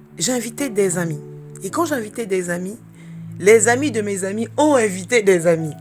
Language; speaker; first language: French; early bilingual, other home language; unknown